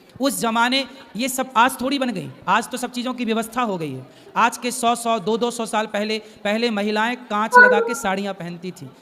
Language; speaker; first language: Hindi; native; Hindi